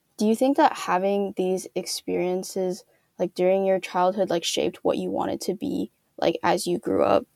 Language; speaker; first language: English; native; English